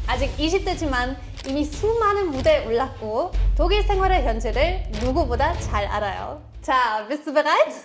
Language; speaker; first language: Korean; non-native, fluent; German